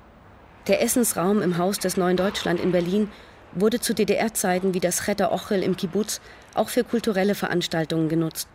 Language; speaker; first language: German; native; German